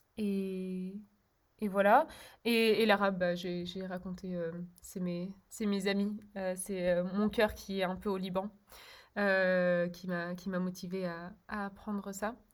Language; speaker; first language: French; early bilingual, other home language; Czech